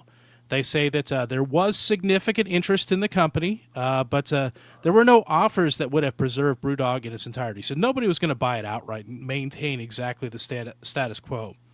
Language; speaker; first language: English; native; English